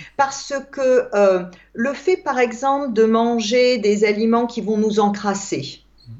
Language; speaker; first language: French; native; French